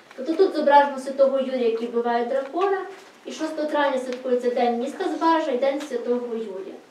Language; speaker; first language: Ukrainian; native; Ukrainian